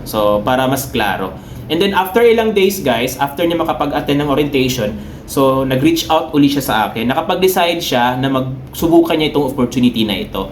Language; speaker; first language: Filipino; non-native, local second language; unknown